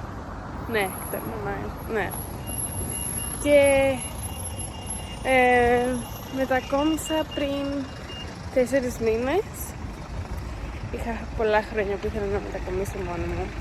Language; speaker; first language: Greek; early bilingual, heritage; Greek